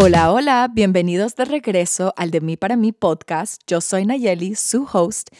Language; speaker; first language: Spanish; early bilingual, heritage; Spanish